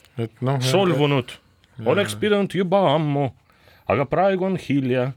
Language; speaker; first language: Estonian; non-native, local second language; Russian